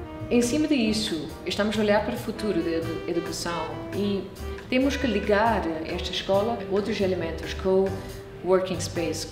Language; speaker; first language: Portuguese; non-native, fluent; English